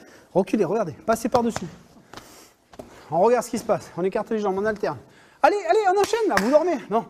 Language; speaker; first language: French; native; French